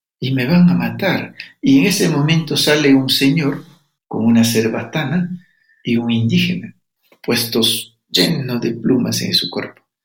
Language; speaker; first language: Spanish; non-native, local second language; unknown